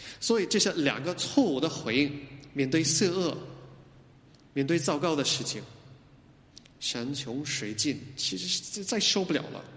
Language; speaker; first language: Chinese; non-native, fluent; English